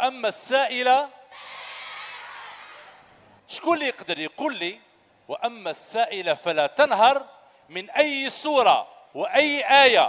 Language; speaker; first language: Arabic; native; Arabic